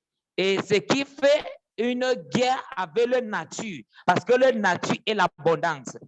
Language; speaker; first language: French; non-native, fluent; English